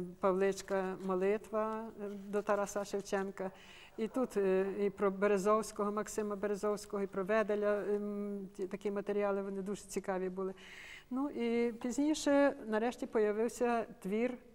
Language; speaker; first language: Ukrainian; native; Ukrainian